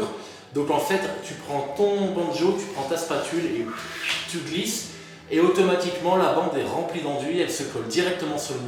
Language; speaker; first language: French; native; French